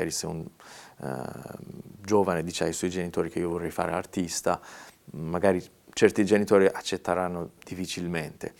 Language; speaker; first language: Italian; non-native, fluent; Persian